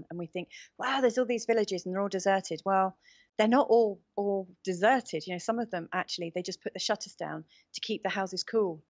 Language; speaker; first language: English; native; English